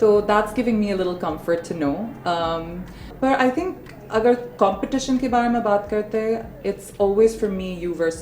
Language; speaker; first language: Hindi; non-native, local second language; English